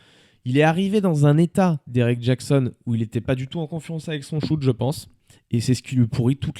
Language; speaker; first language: French; native; French